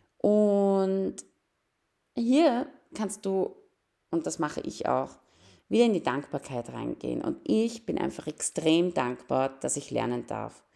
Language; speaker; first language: German; early bilingual, other home language; Persian